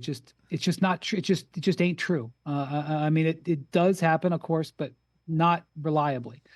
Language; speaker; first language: English; native; English